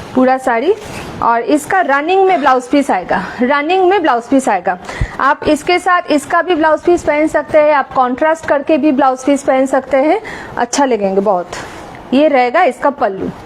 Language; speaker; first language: Hindi; non-native, local second language; Bangla